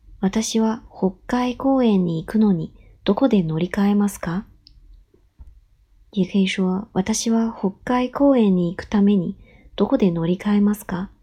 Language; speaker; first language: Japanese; non-native, fluent; Chinese